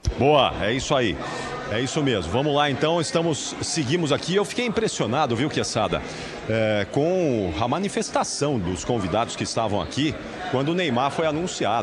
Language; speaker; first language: Portuguese; native; Portuguese